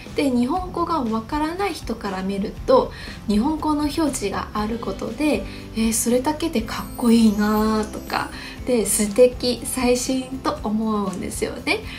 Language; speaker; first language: Japanese; non-native, fluent; Chinese